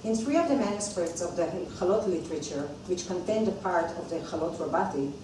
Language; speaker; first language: English; non-native, fluent; Hebrew